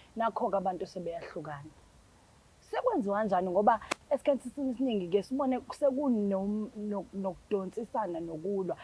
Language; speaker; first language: Zulu; native; Zulu